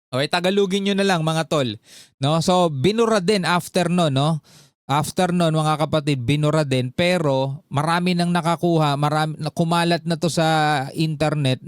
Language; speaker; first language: Filipino; native; Filipino